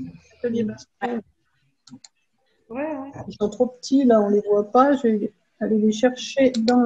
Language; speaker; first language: French; native; French